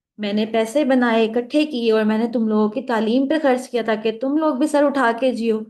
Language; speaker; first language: Urdu; native; Urdu